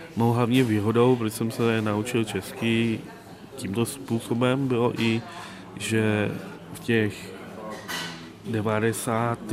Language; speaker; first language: Czech; non-native, fluent; Vietnamese